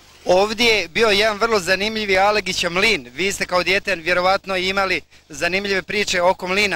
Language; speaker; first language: Bosnian; native; Bosnian